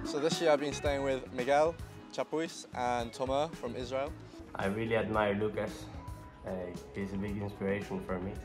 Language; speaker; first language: English; native; English